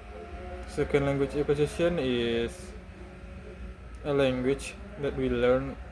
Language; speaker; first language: English; non-native, learner; Indonesian